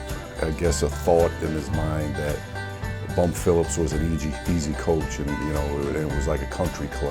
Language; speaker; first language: English; native; English